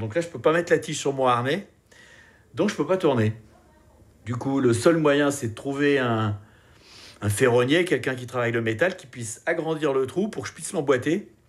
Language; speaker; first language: French; native; French